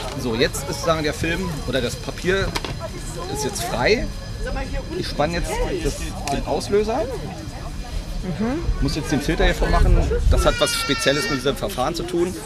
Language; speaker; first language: German; native; German